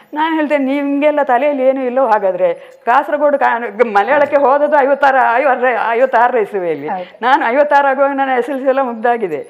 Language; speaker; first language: Kannada; non-native, local second language; Malayalam